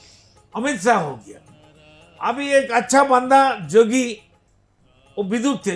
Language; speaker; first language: Hindi; non-native, local second language; Bangla